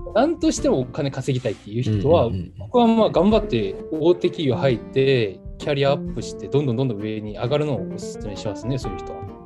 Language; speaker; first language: Japanese; non-native, fluent; Korean